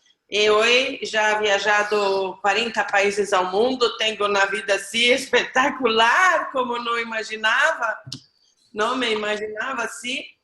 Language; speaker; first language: Portuguese; non-native, learner; Spanish